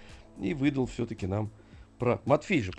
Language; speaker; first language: Russian; native; Russian